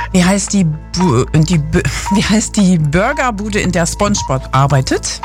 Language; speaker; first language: German; native; German